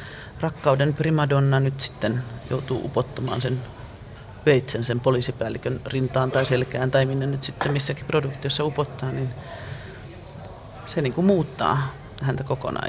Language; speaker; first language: Finnish; native; Finnish